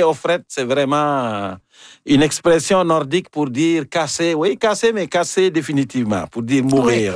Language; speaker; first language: French; native; French